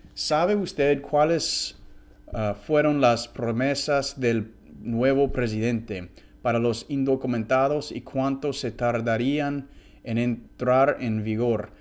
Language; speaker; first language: Spanish; non-native, fluent; English